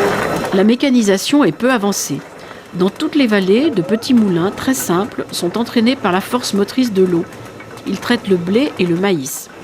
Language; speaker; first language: French; native; French